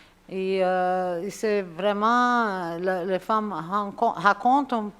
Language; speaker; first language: French; non-native, fluent; Spanish